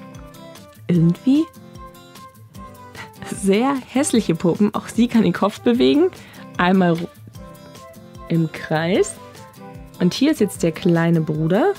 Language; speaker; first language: German; native; German